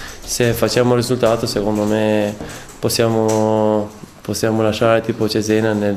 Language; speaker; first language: Italian; non-native, fluent; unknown